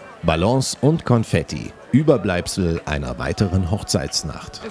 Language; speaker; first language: German; native; German